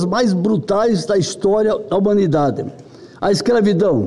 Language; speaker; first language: Portuguese; native; Portuguese